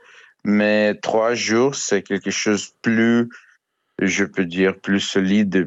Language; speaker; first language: French; non-native, learner; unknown